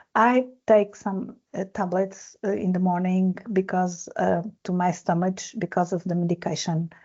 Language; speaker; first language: English; non-native, learner; Portuguese